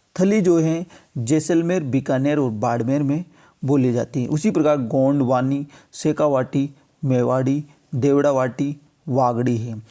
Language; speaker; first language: Hindi; native; Hindi